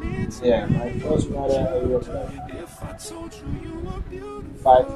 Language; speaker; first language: English; non-native, learner; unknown